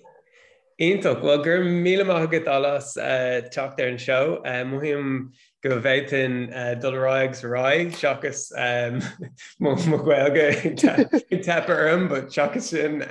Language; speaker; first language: Irish; non-native, local second language; English